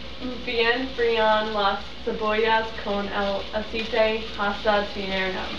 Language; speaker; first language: Spanish; non-native, learner; English